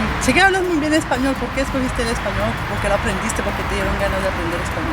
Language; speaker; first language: Spanish; native; Spanish